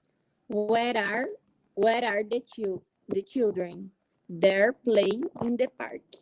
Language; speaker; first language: English; non-native, learner; Portuguese